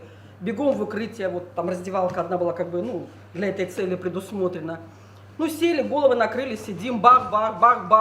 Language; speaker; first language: Russian; native; Russian